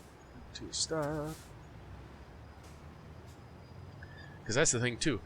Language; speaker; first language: English; native; English